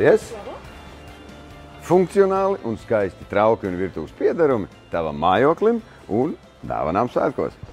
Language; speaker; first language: Latvian; native; Latvian